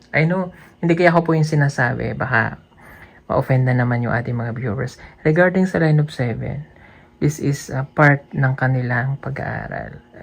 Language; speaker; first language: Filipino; non-native, local second language; Cebuano